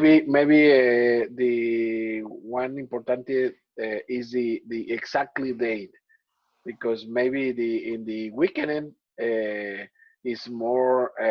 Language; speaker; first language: English; non-native, learner; Spanish